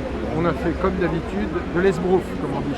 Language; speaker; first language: French; native; French